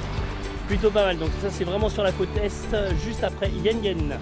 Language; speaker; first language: French; native; French